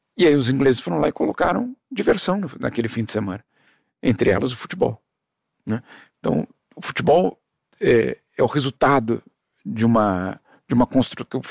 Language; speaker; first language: Portuguese; early bilingual, other home language; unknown